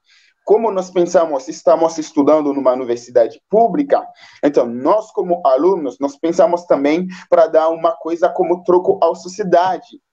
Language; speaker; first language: Portuguese; non-native, fluent; Haitian Creole